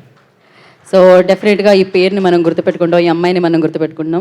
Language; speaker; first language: Telugu; native; Telugu